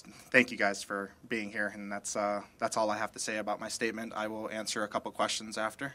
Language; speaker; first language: English; early bilingual, other home language; Spanish